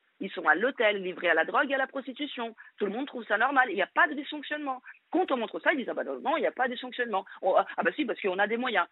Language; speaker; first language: French; non-native, fluent; Portuguese